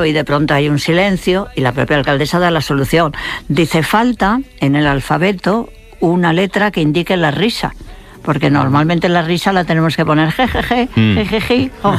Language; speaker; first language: Spanish; native; Spanish